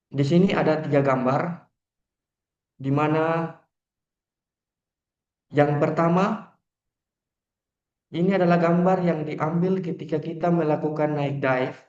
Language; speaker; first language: Indonesian; native; Indonesian